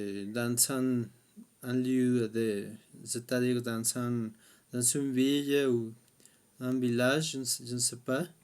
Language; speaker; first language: French; non-native, fluent; Spanish